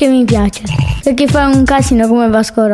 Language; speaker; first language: Italian; native; Italian